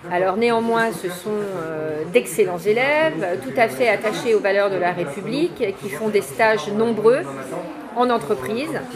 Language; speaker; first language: French; native; French